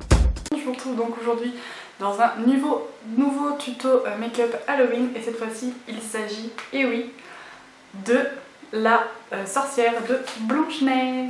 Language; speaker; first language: French; native; French